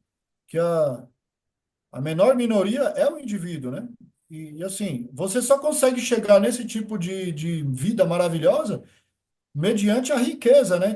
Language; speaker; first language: Portuguese; native; Portuguese